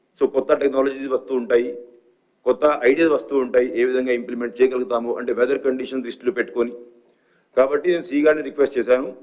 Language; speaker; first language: Telugu; non-native, fluent; Hindi